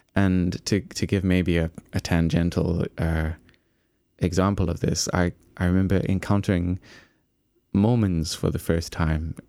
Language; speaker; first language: English; native; English